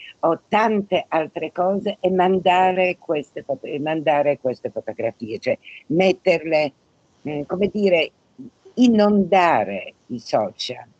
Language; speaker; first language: Italian; non-native, fluent; Polish